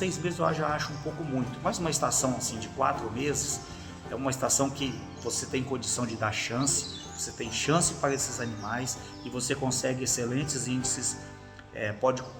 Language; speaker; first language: Portuguese; native; Portuguese